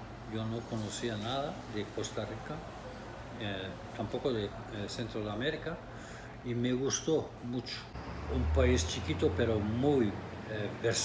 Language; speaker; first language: Spanish; non-native, fluent; Turkish